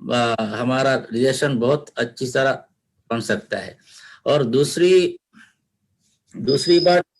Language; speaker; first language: Hindi; non-native, learner; Divehi